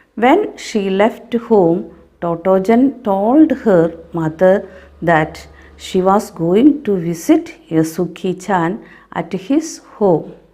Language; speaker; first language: English; non-native, local second language; Malayalam